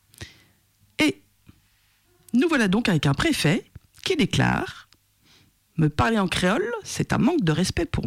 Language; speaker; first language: French; native; French